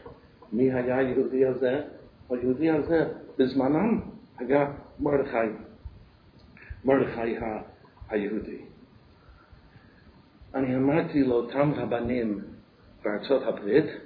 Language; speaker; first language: Hebrew; non-native, fluent; English